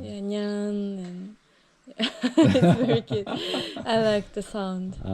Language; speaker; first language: English; non-native, fluent; Japanese